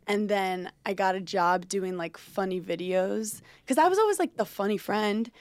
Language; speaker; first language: English; native; English